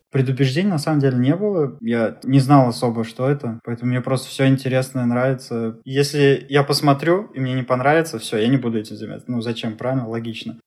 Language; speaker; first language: Russian; native; Russian